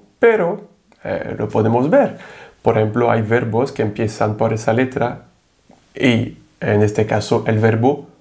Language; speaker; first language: Spanish; non-native, fluent; French